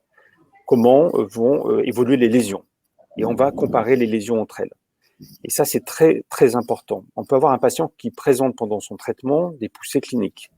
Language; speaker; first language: French; native; French